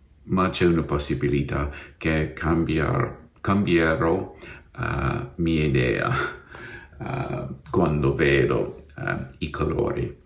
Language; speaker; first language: Italian; non-native, learner; English